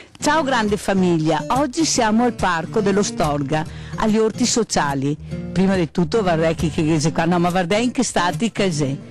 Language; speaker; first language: Italian; native; Italian